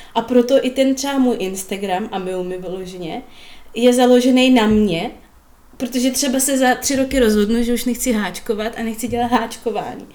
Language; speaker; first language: Czech; non-native, fluent; Russian